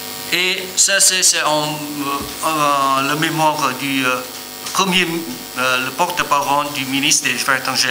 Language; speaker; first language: French; non-native, learner; Vietnamese